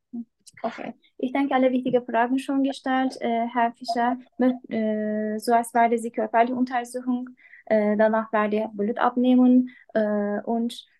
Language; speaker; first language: German; non-native, learner; Turkish